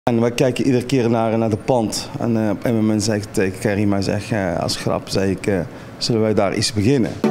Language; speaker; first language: Dutch; non-native, fluent; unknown